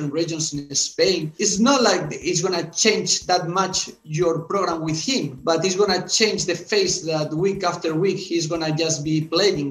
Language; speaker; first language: English; non-native, fluent; Spanish